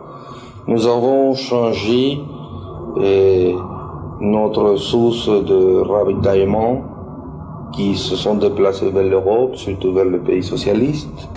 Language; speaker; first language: French; non-native, fluent; Spanish